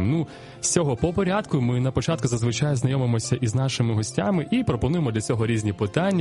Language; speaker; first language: Ukrainian; native; Ukrainian